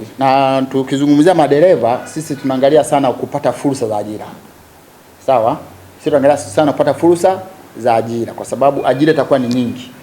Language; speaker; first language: Swahili; native; Swahili